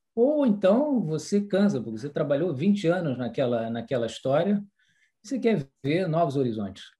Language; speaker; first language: Portuguese; early bilingual, other home language; French